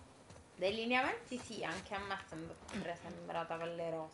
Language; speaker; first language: Italian; native; Italian